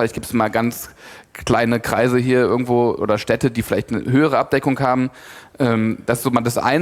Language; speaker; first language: German; native; German